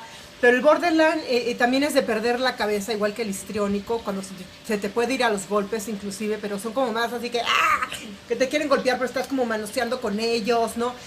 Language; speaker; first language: Spanish; native; Spanish